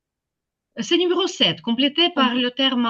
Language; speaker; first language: French; non-native, fluent; Ukrainian